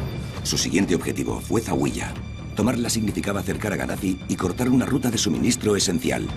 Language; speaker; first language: Spanish; native; Spanish